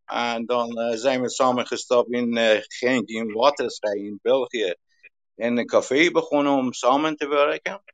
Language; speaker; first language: Dutch; non-native, learner; Persian